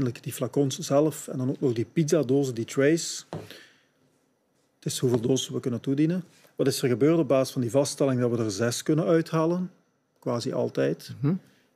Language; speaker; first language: Dutch; native; Dutch